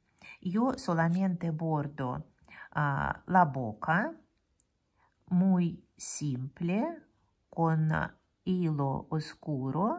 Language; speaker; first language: Spanish; non-native, fluent; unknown